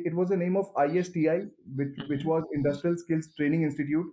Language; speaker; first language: English; non-native, local second language; Hindi